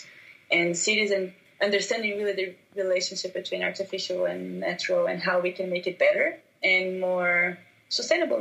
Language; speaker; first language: English; non-native, fluent; Portuguese